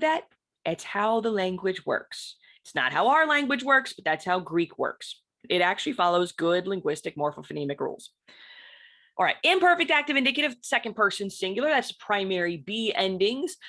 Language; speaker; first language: English; native; English